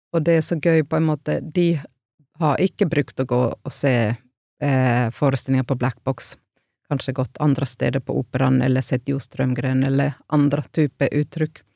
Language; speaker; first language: Norwegian; non-native, fluent; Finnish